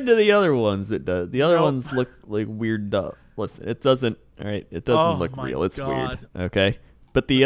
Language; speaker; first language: English; native; English